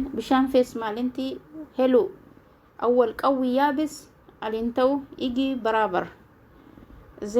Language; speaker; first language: Arabic; non-native, learner; Oromo